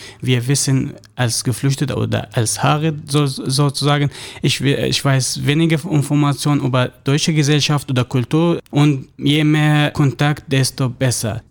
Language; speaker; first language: German; non-native, learner; Arabic